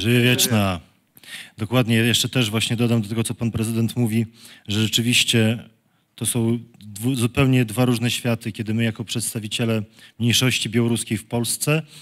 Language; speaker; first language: Polish; non-native, local second language; Belarusian